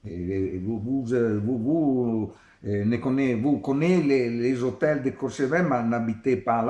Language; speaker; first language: French; non-native, learner; Italian